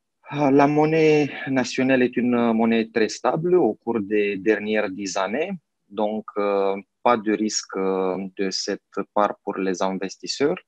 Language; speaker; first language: French; non-native, fluent; Romanian